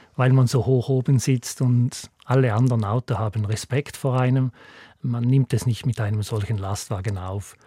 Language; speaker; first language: German; native; German